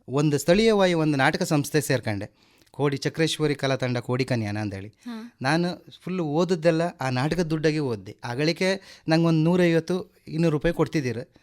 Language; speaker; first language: Kannada; native; Kannada